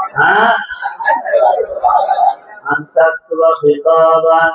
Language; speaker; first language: Arabic; non-native, learner; Bangla